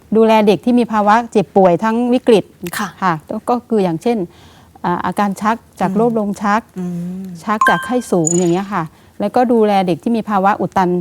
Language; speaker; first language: Thai; native; Thai